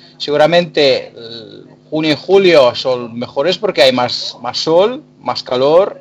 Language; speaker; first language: Spanish; non-native, fluent; Italian